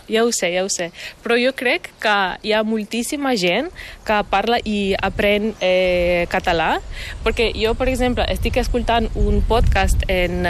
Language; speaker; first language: Catalan; non-native, fluent; Ukrainian